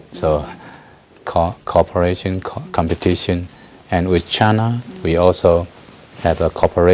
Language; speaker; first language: English; non-native, fluent; Chinese